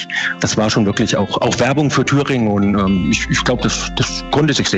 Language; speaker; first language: German; native; German